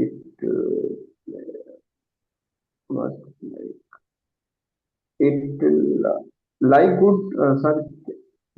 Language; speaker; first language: English; non-native, learner; Urdu